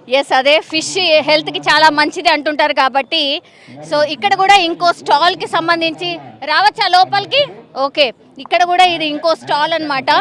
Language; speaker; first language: Telugu; native; Telugu